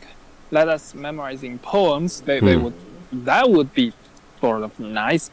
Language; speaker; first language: English; non-native, fluent; Chinese